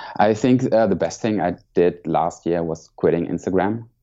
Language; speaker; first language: English; non-native, fluent; German